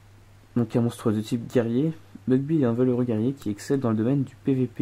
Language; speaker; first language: French; native; French